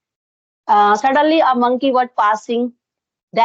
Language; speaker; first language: English; non-native, local second language; Hindi